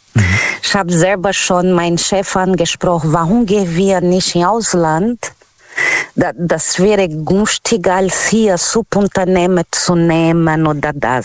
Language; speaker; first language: German; non-native, learner; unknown